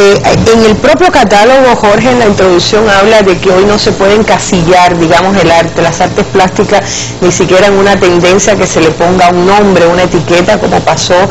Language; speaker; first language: Spanish; native; Spanish